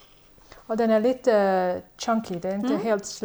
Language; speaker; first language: Swedish; non-native, fluent; English